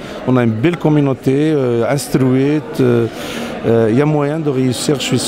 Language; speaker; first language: French; non-native, local second language; Arabic